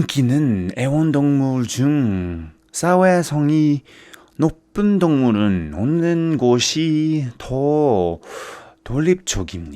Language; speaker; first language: Korean; non-native, fluent; English